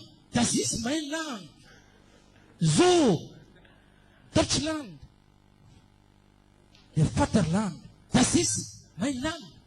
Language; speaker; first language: German; non-native, learner; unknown